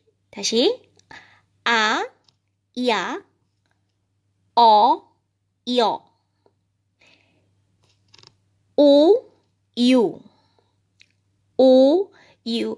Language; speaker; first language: Korean; non-native, fluent; Filipino